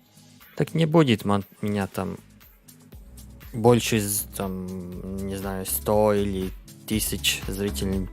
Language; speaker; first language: Russian; non-native, learner; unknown